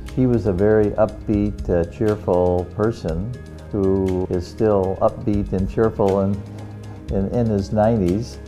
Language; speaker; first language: English; native; English